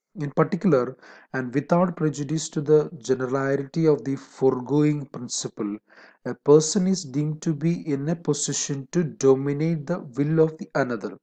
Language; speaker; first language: English; non-native, local second language; Malayalam